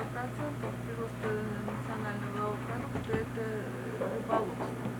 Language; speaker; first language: Russian; native; Russian